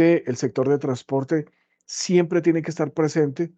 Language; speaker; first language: Spanish; native; Spanish